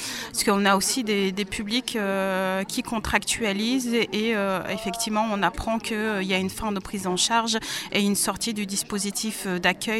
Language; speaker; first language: French; native; French